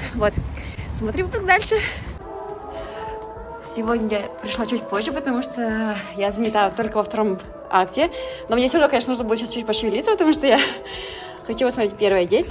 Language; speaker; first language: Russian; native; Russian